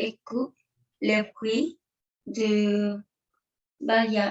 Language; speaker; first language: French; non-native, learner; Spanish